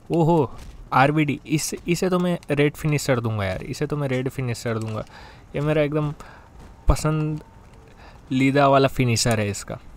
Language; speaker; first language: Hindi; native; Hindi